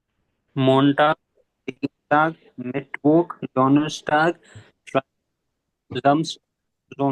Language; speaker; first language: German; non-native, learner; Urdu